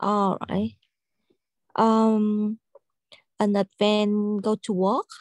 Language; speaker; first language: English; non-native, learner; Vietnamese